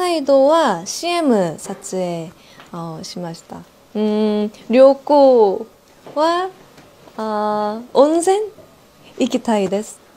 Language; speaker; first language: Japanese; non-native, learner; Korean